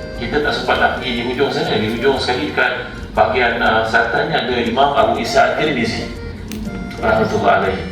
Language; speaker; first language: Malay; native; Malay